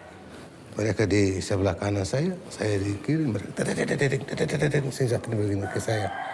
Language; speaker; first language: Indonesian; non-native, local second language; Tetum